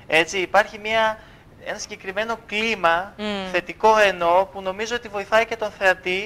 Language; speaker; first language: Greek; native; Greek